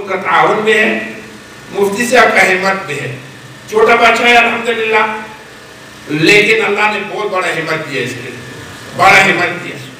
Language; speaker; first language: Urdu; non-native, fluent; Pashto